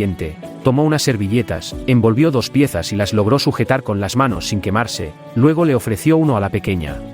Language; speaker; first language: Spanish; native; Spanish